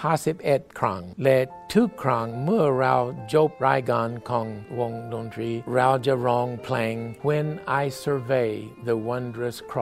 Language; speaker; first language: Thai; non-native, fluent; English